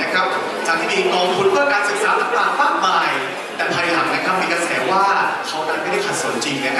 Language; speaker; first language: Thai; native; Thai